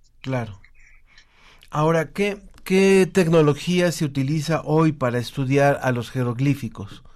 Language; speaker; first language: Spanish; native; Spanish